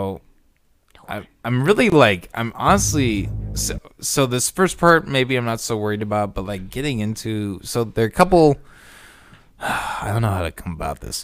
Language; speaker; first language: English; native; English